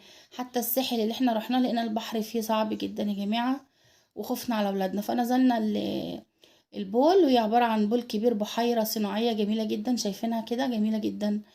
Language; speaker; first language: Arabic; native; Arabic